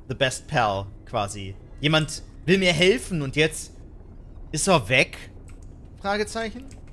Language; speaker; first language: German; native; German